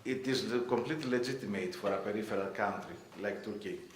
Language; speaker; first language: English; non-native, fluent; Greek